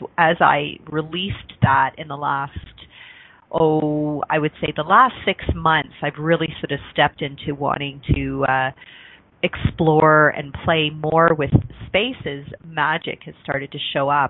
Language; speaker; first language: English; native; English